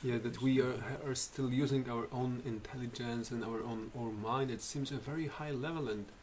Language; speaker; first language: English; non-native, fluent; Polish